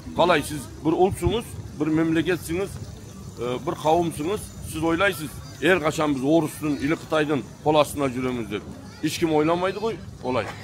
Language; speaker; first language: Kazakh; early bilingual, heritage; Kazakh